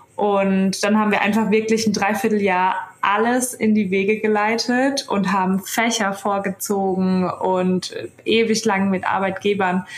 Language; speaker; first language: German; native; German